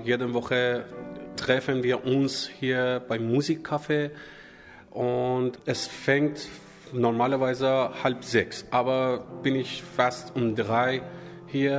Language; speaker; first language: German; non-native, learner; Persian